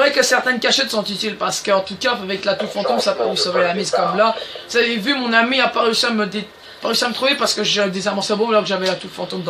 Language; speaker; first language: French; native; French